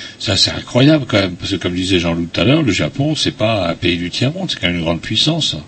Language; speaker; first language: French; native; French